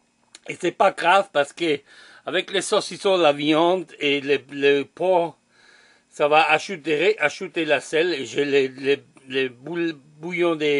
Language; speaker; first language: French; non-native, learner; German